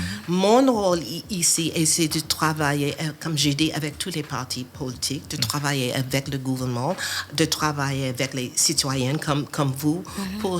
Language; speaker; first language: French; non-native, fluent; English